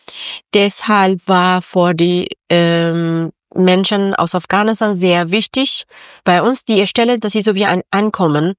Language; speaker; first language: German; non-native, learner; Persian